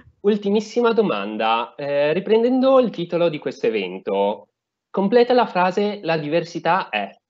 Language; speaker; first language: Italian; native; Italian